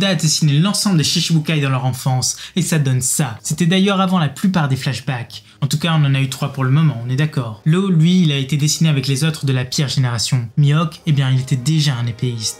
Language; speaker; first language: French; native; French